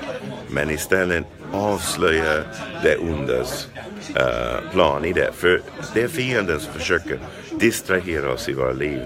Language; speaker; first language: Swedish; non-native, fluent; English